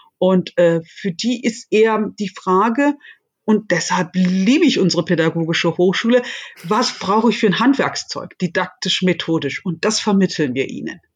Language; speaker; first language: German; early bilingual, other home language; Turkish